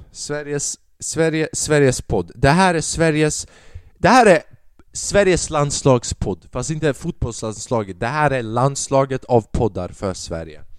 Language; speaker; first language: Swedish; early bilingual, other home language; Albanian